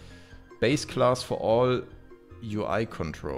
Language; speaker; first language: English; non-native, fluent; German